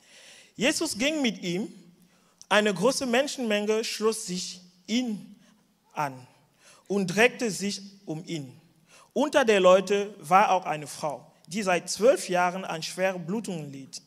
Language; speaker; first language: German; non-native, fluent; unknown